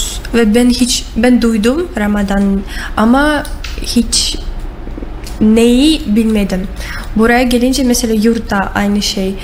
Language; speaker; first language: Turkish; non-native, learner; Russian